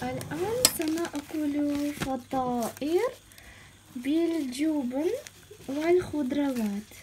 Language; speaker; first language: Arabic; non-native, fluent; Ukrainian